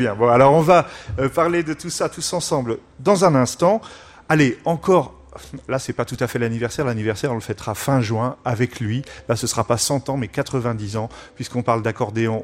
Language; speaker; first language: French; native; French